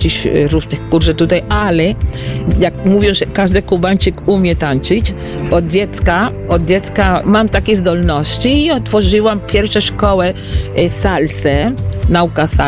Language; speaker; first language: Polish; non-native, fluent; Spanish